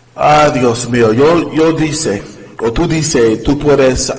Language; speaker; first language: Spanish; non-native, learner; English